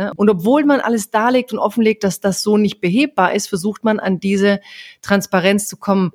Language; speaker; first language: German; early bilingual, other home language; Croatian